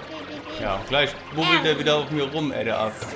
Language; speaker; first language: German; native; German